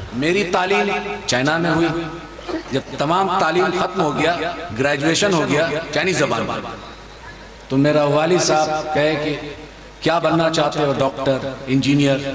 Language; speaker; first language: Hindi; non-native, fluent; Chinese